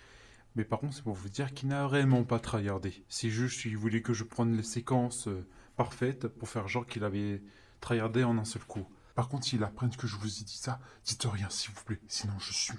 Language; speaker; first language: French; native; French